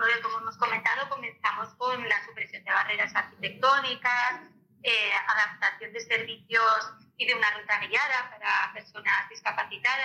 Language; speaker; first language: Spanish; native; Spanish